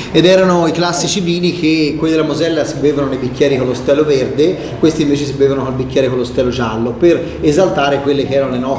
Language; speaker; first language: Italian; native; Italian